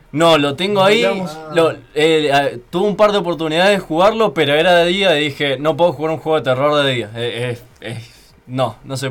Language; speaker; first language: Spanish; native; Spanish